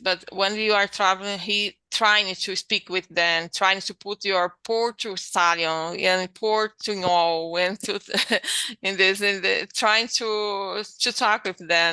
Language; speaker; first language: English; non-native, learner; Portuguese